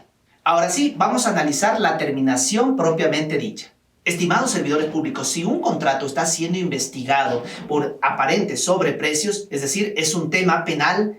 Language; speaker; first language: Spanish; native; Spanish